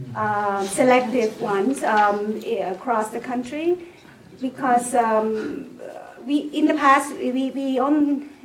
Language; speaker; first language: English; non-native, fluent; Thai